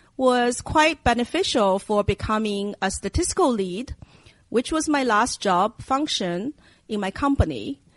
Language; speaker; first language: English; non-native, fluent; Chinese